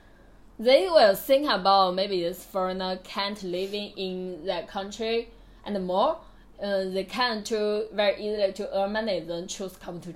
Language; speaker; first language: English; non-native, learner; Chinese